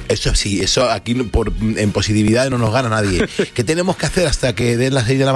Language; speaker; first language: Spanish; native; Spanish